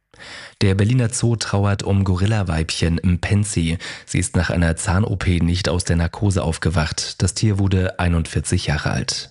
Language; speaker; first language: German; native; German